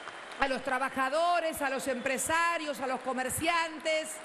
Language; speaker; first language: Spanish; native; Spanish